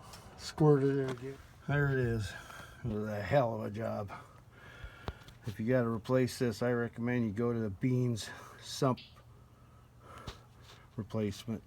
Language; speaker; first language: English; native; English